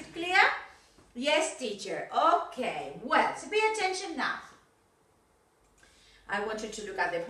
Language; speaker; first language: English; non-native, fluent; Spanish